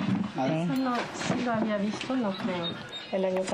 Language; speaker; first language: Spanish; non-native, fluent; French